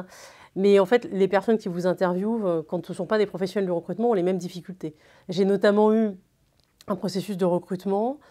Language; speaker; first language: French; native; French